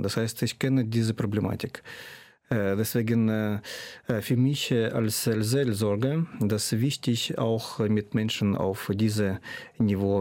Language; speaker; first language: German; non-native, fluent; Russian